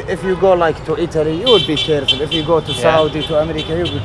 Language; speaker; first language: English; non-native, fluent; Arabic